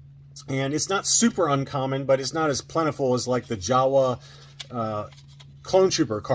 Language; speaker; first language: English; native; English